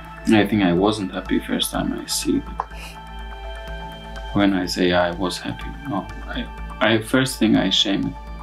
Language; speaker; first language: English; non-native, learner; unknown